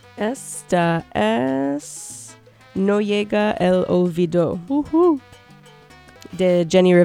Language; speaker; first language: Spanish; early bilingual, heritage; Spanish